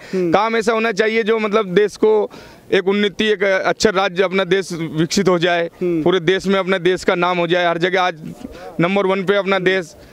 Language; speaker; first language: Hindi; native; Hindi